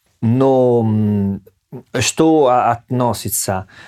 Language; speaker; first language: Russian; non-native, learner; Italian